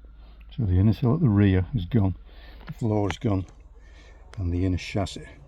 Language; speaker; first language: English; native; English